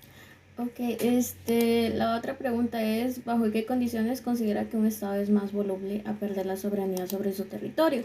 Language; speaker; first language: Spanish; native; Spanish